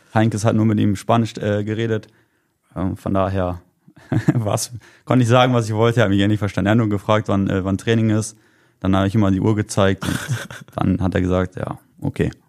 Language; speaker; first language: German; native; German